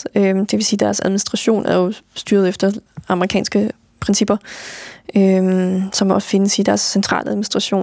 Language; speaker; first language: Danish; native; Danish